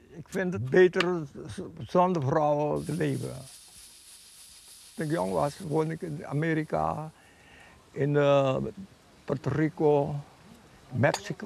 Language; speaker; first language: Dutch; non-native, local second language; Papiamento